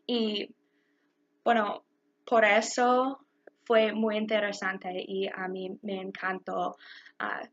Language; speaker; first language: Spanish; non-native, learner; English